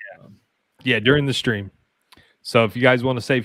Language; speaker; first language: English; native; English